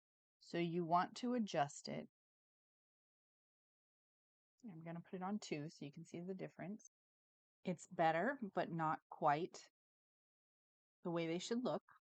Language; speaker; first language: English; native; English